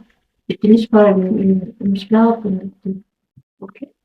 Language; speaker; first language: German; non-native, learner; Filipino